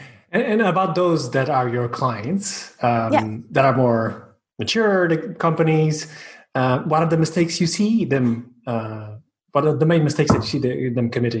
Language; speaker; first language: English; non-native, fluent; Portuguese